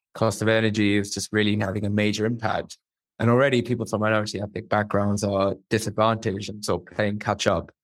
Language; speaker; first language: English; native; English